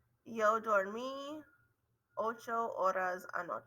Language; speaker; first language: Spanish; non-native, learner; English